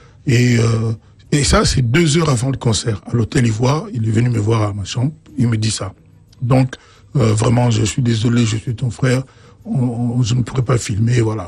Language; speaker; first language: French; non-native, local second language; Lingala